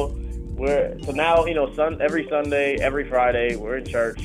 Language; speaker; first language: English; native; English